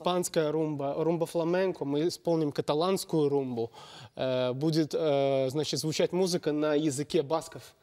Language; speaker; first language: Russian; native; Russian